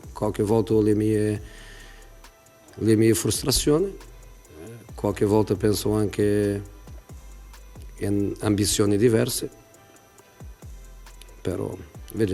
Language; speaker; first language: Italian; non-native, fluent; Portuguese